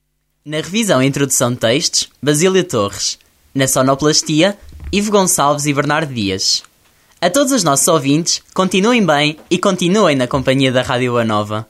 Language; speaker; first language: Portuguese; native; Portuguese